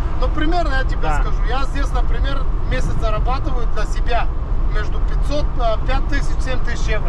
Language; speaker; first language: Russian; non-native, fluent; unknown